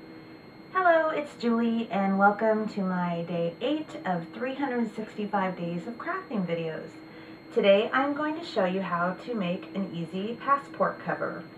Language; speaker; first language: English; native; English